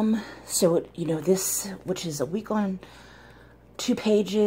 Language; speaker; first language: English; native; English